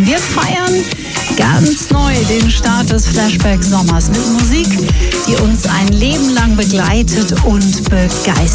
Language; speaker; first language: German; native; German